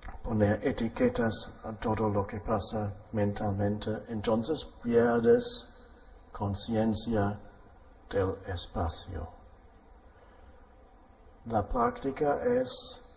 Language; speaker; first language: Spanish; non-native, fluent; German